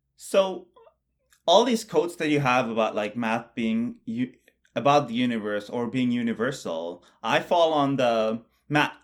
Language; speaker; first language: English; non-native, local second language; Bangla